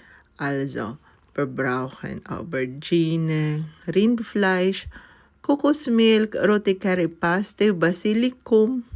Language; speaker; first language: German; non-native, learner; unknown